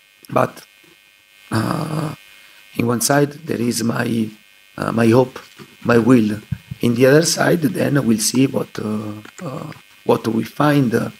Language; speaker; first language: English; non-native, learner; Italian